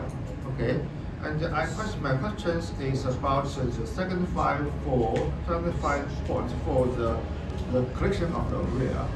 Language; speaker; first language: English; non-native, learner; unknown